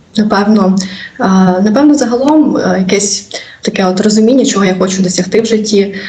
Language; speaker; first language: Ukrainian; native; Ukrainian